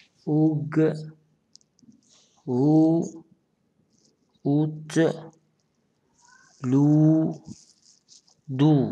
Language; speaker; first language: French; non-native, local second language; Arabic